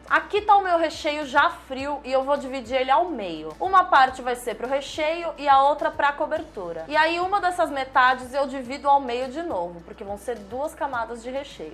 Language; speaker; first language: Portuguese; native; Portuguese